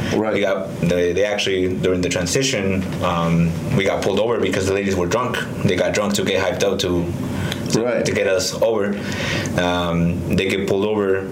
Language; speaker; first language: English; early bilingual, other home language; Spanish